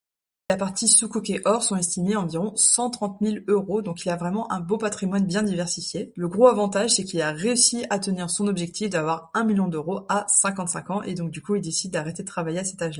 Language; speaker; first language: French; native; French